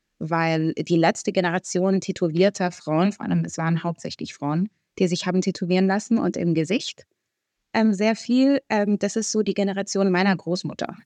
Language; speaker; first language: German; early bilingual, other home language; Arabic